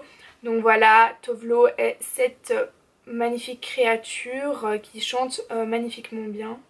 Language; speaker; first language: French; native; French